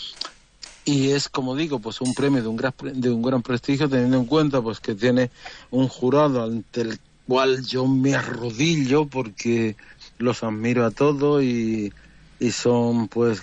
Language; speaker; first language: Spanish; native; Spanish